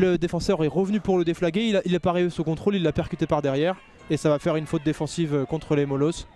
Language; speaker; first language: French; native; French